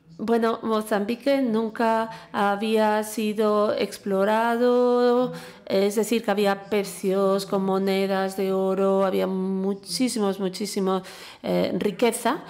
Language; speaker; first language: Spanish; non-native, fluent; English